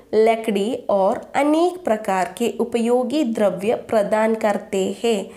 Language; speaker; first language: Hindi; non-native, local second language; Malayalam